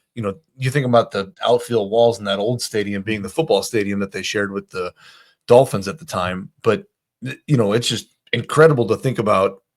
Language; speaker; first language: English; native; English